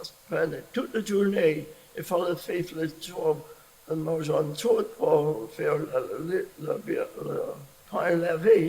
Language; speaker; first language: French; early bilingual, heritage; French